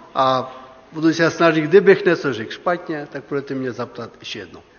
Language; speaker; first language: Czech; non-native, learner; Ukrainian